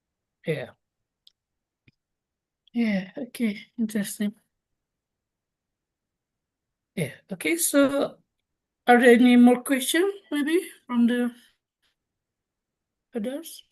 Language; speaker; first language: English; non-native, local second language; Indonesian